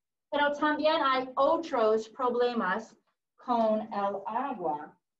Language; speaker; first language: Spanish; non-native, fluent; English